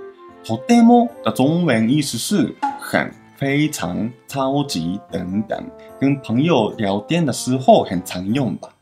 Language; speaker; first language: Chinese; non-native, fluent; Japanese